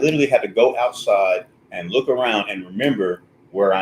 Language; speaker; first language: English; native; English